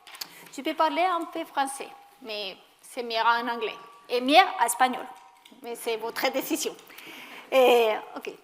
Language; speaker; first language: French; non-native, learner; Spanish